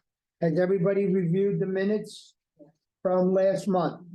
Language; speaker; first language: English; native; English